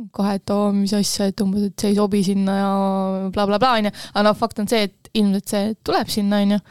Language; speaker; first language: Estonian; native; Estonian